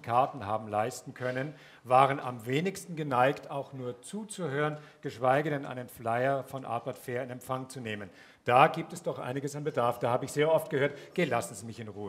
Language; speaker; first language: German; native; German